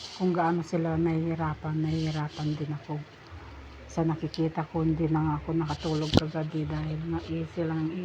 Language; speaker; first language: Filipino; non-native, local second language; Iloko